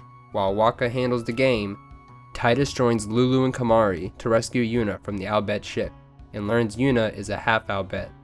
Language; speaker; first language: English; native; English